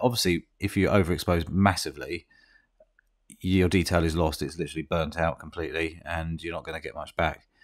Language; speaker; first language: English; native; English